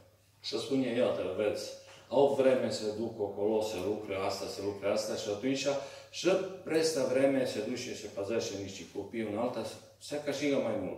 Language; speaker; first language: Romanian; non-native, learner; Serbian